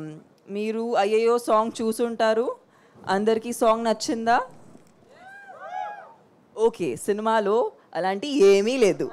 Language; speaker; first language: Telugu; non-native, fluent; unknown